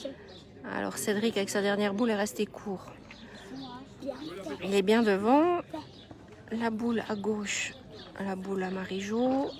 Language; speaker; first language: French; native; French